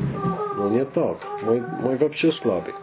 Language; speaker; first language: Russian; non-native, learner; English